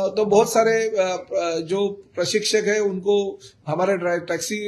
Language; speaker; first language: Hindi; non-native, local second language; Marathi